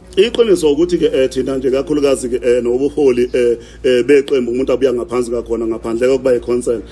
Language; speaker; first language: Zulu; native; Zulu